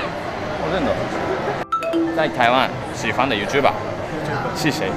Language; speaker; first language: Chinese; non-native, learner; Japanese